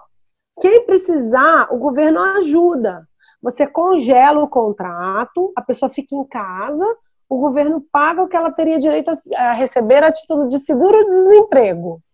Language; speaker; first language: Portuguese; native; Portuguese